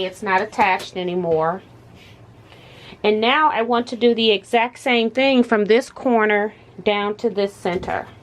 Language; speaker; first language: English; native; English